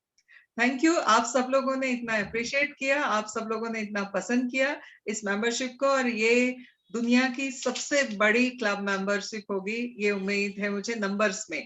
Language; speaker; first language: Hindi; native; Hindi